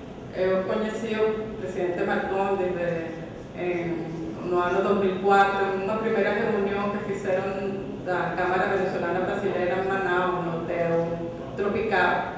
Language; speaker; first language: Portuguese; non-native, fluent; Spanish